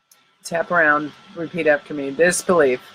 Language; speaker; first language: English; native; English